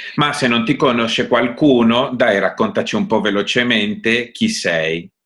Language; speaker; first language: Italian; non-native, fluent; Spanish